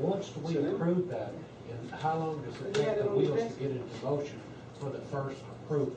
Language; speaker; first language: English; native; English